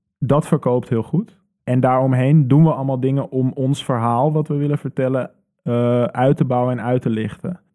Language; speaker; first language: Dutch; native; Dutch